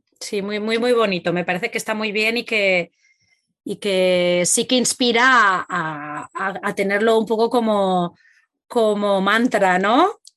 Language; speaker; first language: Spanish; native; Spanish